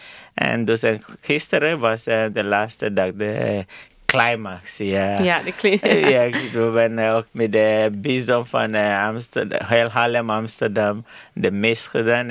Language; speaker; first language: Dutch; non-native, learner; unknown